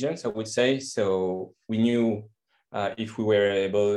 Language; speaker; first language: English; non-native, fluent; French